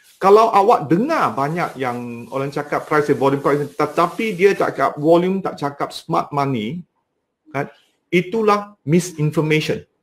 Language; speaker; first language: Malay; non-native, local second language; Cantonese